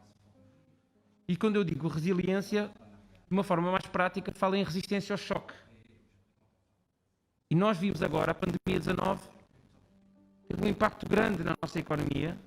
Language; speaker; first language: Portuguese; non-native, local second language; Kabuverdianu